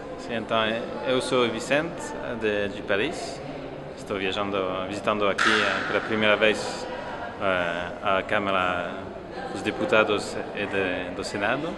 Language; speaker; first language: Portuguese; non-native, learner; French